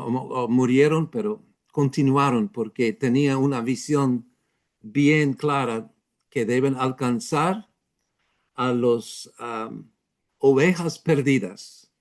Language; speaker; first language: Spanish; non-native, fluent; English